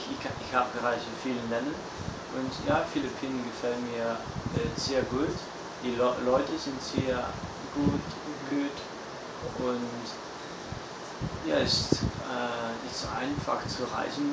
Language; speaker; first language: German; non-native, learner; Dutch